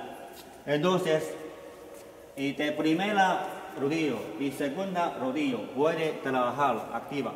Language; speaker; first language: Spanish; non-native, learner; Chinese